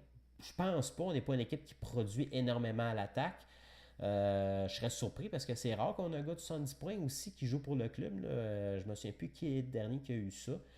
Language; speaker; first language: French; native; French